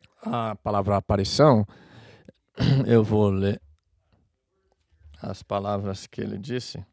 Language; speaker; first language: Portuguese; non-native, fluent; English